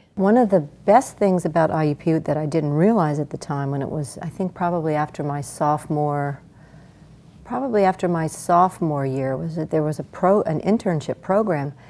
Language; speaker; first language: English; native; English